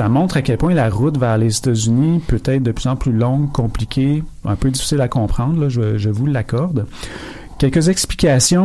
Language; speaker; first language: French; native; French